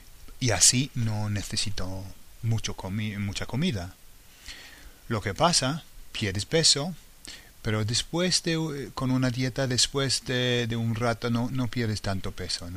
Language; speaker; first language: Spanish; non-native, fluent; English